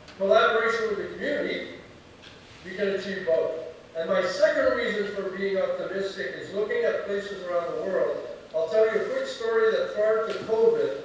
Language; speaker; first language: English; native; English